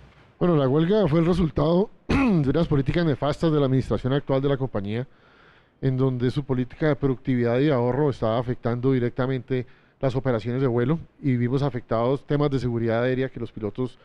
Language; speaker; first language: Spanish; native; Spanish